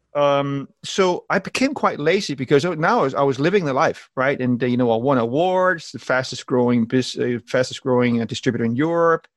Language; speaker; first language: English; non-native, fluent; Danish